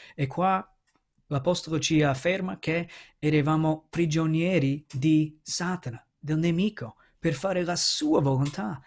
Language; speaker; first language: Italian; non-native, fluent; English